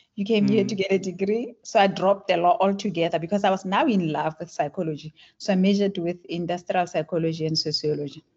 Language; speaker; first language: English; non-native, local second language; Tswana